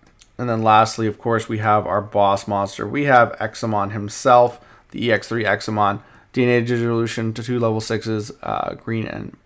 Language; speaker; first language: English; native; English